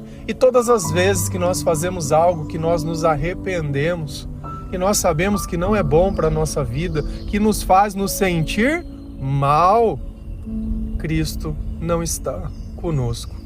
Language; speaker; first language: Portuguese; native; Portuguese